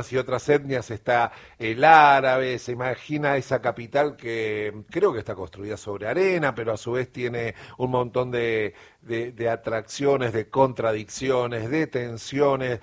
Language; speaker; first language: Spanish; native; Spanish